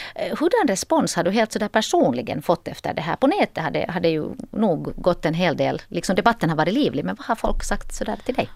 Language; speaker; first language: Swedish; native; Swedish